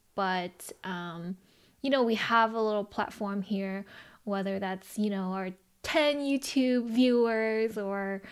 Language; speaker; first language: English; early bilingual, other home language; Chinese